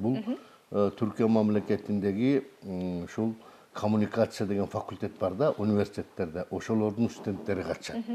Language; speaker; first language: Kyrgyz; native; Kyrgyz